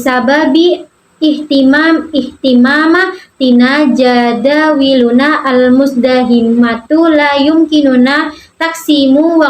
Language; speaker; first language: Arabic; non-native, learner; Indonesian